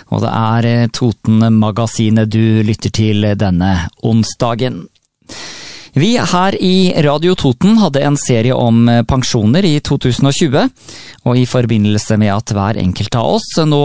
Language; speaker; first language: Norwegian; native; Norwegian